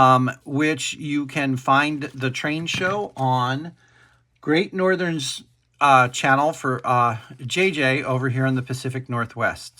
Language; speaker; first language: English; native; English